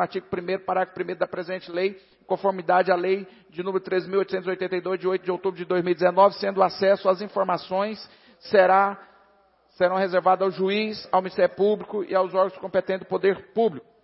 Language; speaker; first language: Portuguese; native; Portuguese